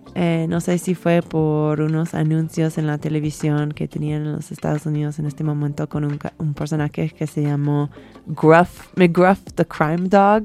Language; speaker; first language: Spanish; non-native, fluent; English